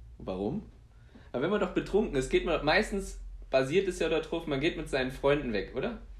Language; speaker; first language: German; early bilingual, other home language; Polish